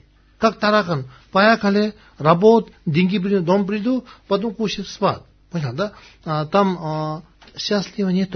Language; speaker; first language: Russian; non-native, learner; Tibetan